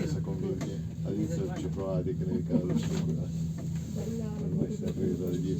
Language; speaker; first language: Italian; native; Italian